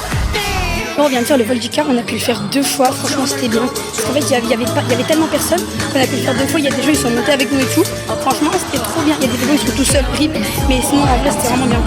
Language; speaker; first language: French; native; French